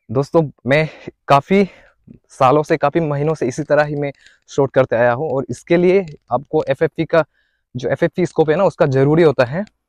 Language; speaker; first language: Hindi; non-native, local second language; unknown